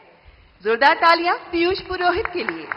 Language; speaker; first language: Hindi; native; Hindi